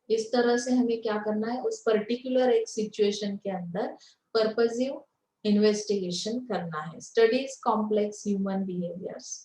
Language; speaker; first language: Hindi; non-native, local second language; Marathi